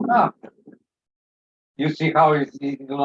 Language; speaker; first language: English; non-native, learner; Serbian